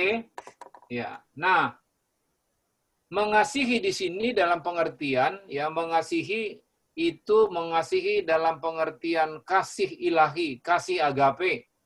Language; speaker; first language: Indonesian; native; Indonesian